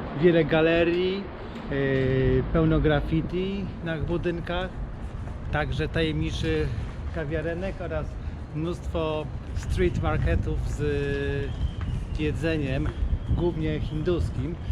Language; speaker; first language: Polish; native; Polish